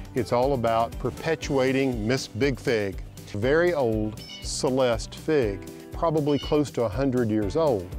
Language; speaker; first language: English; native; English